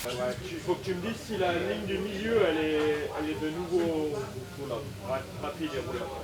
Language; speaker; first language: French; native; French